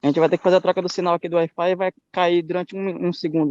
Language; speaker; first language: Portuguese; native; Portuguese